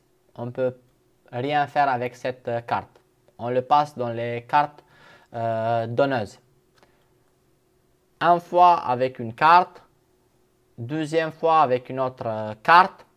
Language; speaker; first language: French; non-native, fluent; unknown